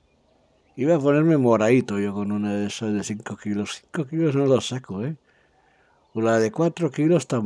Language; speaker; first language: Spanish; native; Spanish